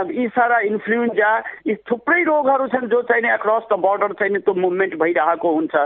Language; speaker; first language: Nepali; non-native, local second language; Maithili